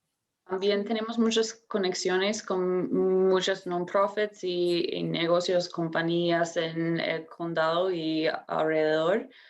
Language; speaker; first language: Spanish; non-native, fluent; English